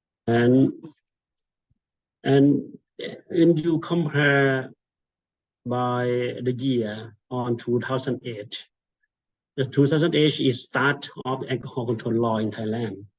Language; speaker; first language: English; non-native, fluent; Thai